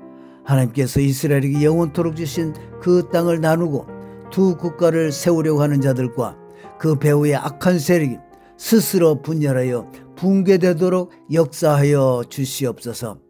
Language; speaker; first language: Korean; native; Korean